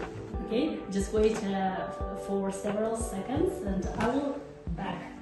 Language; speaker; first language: English; non-native, learner; Russian